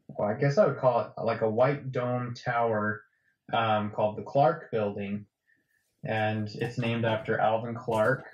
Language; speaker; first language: English; native; English